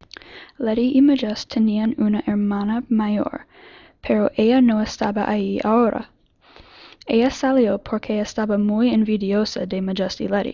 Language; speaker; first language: Spanish; non-native, learner; English